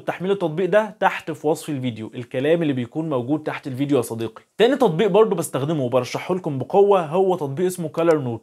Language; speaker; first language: Arabic; native; Arabic